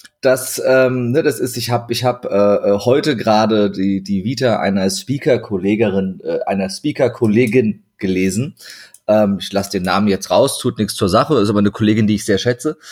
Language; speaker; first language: German; early bilingual, other home language; Turkish